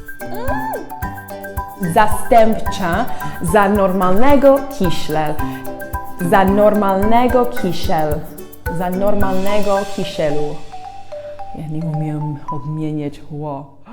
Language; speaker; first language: Polish; non-native, learner; English